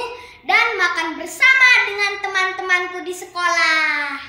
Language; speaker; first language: Indonesian; native; Indonesian